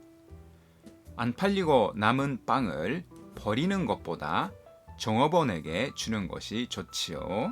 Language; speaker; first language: Korean; non-native, fluent; Japanese